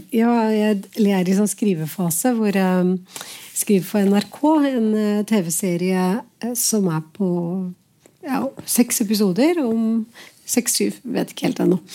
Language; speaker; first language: Norwegian; early bilingual, other home language; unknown